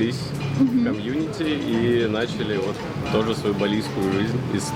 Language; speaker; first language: Russian; native; Russian